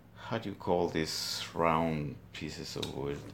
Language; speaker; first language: English; non-native, fluent; Spanish